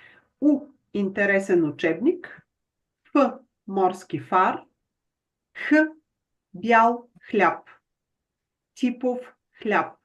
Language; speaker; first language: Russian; non-native, fluent; Bulgarian